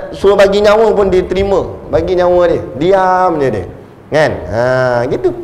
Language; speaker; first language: Malay; native; Malay